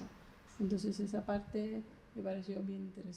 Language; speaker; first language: Spanish; non-native, fluent; Greek